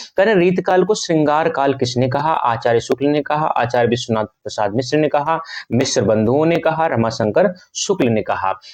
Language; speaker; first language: Hindi; native; Hindi